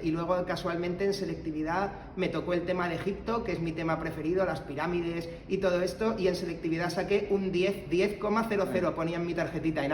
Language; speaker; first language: Spanish; native; Spanish